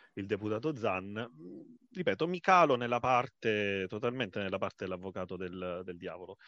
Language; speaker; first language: Italian; native; Italian